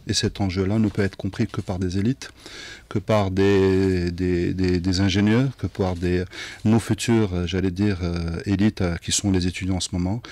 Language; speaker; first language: French; non-native, local second language; Arabic